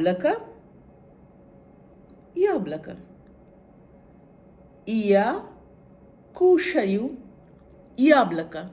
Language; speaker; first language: Russian; non-native, fluent; Bangla